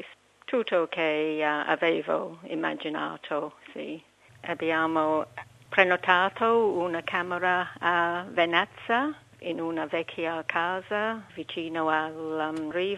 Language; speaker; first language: Italian; non-native, learner; English